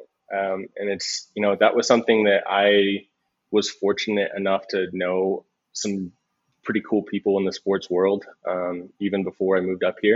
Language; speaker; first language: English; native; English